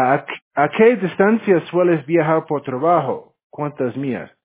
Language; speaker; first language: Spanish; non-native, fluent; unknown